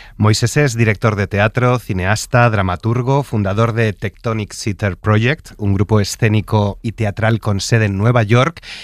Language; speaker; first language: Spanish; native; Spanish